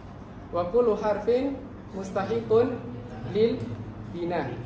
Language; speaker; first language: Arabic; non-native, fluent; Indonesian